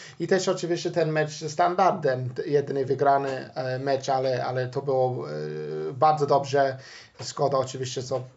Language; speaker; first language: Polish; non-native, fluent; English